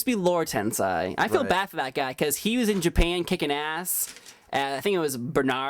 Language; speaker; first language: English; native; English